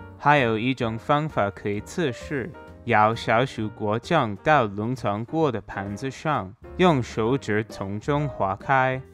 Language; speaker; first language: Chinese; non-native, fluent; English